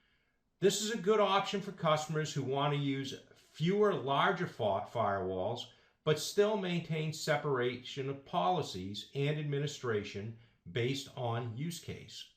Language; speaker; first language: English; native; English